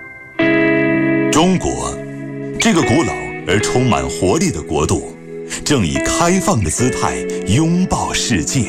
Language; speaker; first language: Chinese; native; Chinese